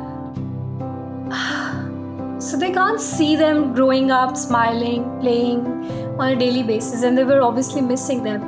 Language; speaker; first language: English; non-native, local second language; Hindi